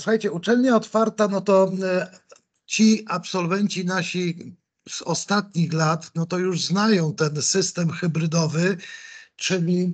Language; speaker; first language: Polish; native; Polish